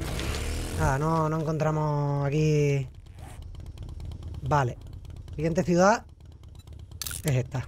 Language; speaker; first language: Spanish; native; Spanish